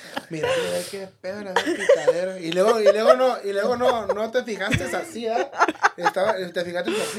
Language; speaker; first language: Spanish; native; Spanish